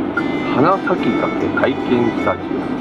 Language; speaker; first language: Japanese; native; Japanese